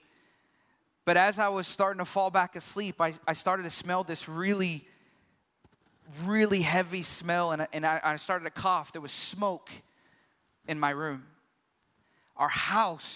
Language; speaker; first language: English; native; English